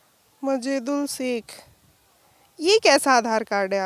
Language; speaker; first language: Hindi; native; Hindi